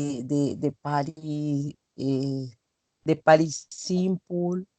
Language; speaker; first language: English; non-native, learner; Spanish